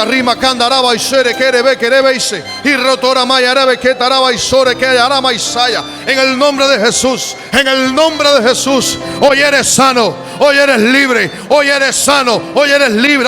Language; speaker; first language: Spanish; native; Spanish